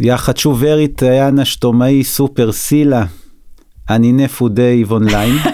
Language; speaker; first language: Russian; non-native, learner; Hebrew